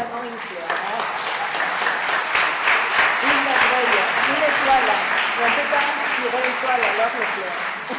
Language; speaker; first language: French; non-native, fluent; Spanish